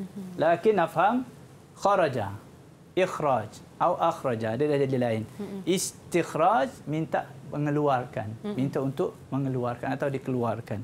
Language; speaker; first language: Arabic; non-native, fluent; Malay